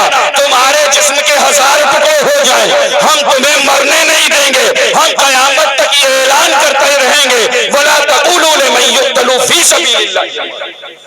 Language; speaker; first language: Urdu; native; Urdu